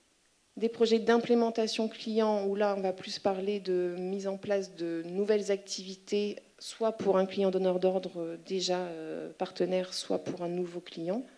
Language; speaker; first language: French; native; French